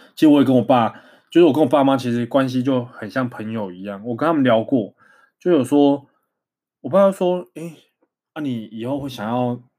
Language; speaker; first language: Chinese; native; Chinese